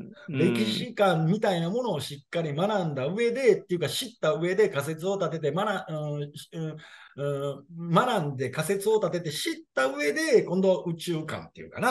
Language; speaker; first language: Japanese; native; Japanese